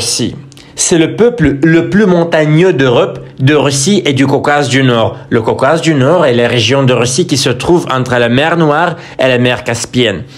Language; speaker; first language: French; non-native, fluent; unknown